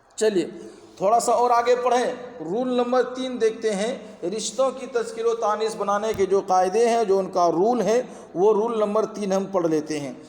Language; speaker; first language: Urdu; native; Urdu